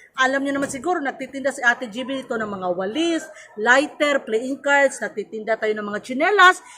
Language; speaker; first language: Filipino; non-native, local second language; Cebuano